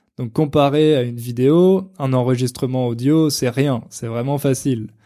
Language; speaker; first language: French; native; French